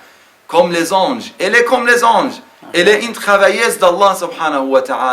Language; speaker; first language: French; non-native, fluent; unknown